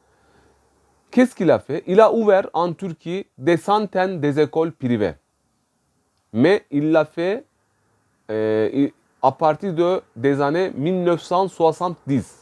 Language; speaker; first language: French; non-native, fluent; Turkish